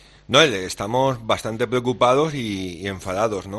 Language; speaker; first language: Spanish; native; Spanish